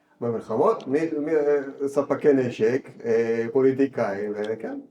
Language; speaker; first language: Hebrew; native; Hebrew